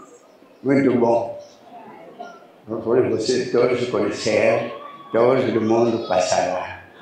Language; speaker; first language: Portuguese; non-native, learner; Lingala